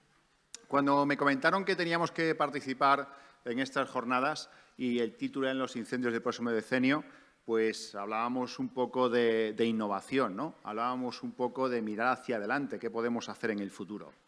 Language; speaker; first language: Spanish; native; Spanish